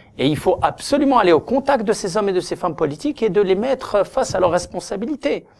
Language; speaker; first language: French; native; French